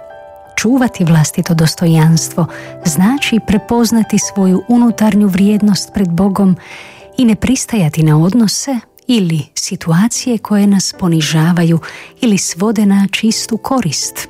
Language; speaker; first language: Croatian; native; Croatian